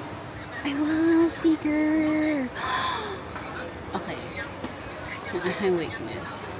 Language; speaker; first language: English; non-native, local second language; Filipino